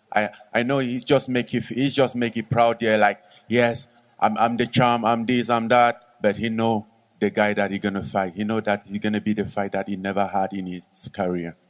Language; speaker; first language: English; non-native, local second language; French